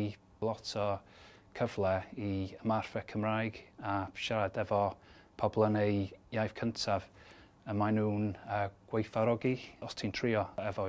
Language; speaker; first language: Welsh; non-native, learner; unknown